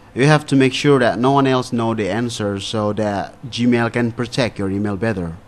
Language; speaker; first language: English; non-native, fluent; Indonesian